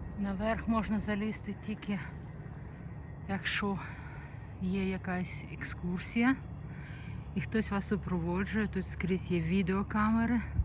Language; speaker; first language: Ukrainian; native; Ukrainian